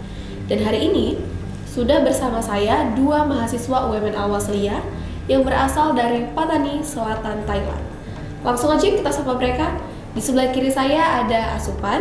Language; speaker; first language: Indonesian; native; Indonesian